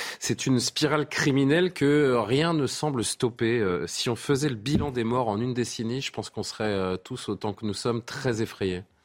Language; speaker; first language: French; native; French